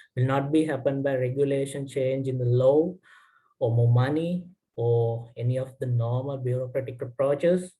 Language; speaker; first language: English; non-native, local second language; Sinhala